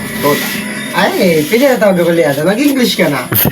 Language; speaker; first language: Filipino; non-native, local second language; Bikol